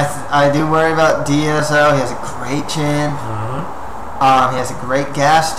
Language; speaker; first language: English; native; English